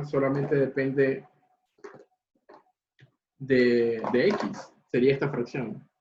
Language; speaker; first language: Spanish; native; Spanish